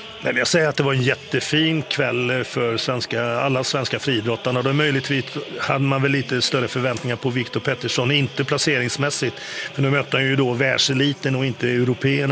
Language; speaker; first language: Swedish; native; Swedish